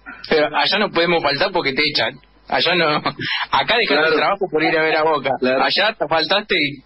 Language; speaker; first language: Spanish; native; Spanish